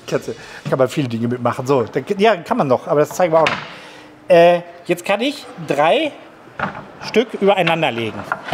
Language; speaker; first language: German; native; German